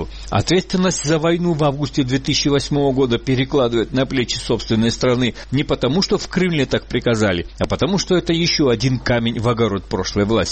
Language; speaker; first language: Russian; native; Russian